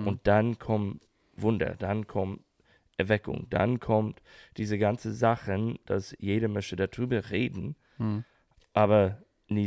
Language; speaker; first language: German; non-native, learner; English